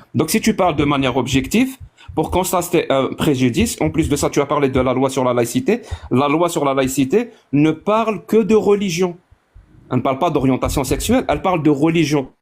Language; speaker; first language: French; non-native, local second language; Arabic